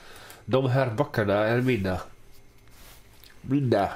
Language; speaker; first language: Swedish; non-native, learner; English